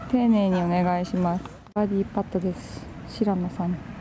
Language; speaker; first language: Japanese; native; Japanese